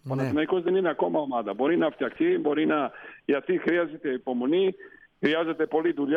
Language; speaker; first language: Greek; non-native, fluent; Slovenian